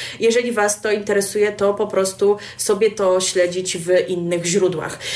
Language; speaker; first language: Polish; native; Polish